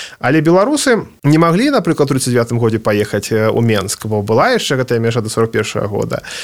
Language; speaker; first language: Belarusian; non-native, local second language; Russian